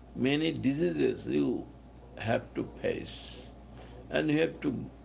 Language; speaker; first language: English; non-native, local second language; Bangla